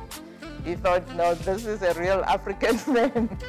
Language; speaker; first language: English; non-native, local second language; Venda